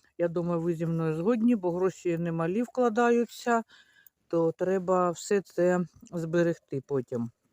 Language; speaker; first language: Ukrainian; native; Ukrainian